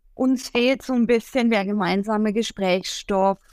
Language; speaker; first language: German; native; German